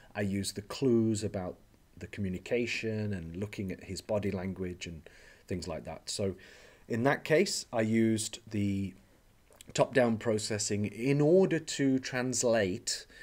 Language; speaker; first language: English; native; English